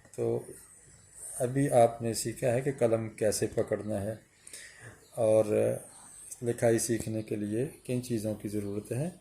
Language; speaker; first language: Urdu; native; Urdu